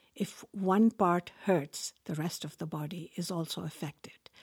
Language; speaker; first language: English; non-native, local second language; Urdu